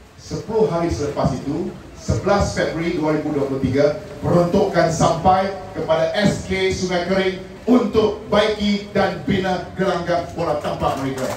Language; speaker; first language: Malay; non-native, local second language; Min Nan Chinese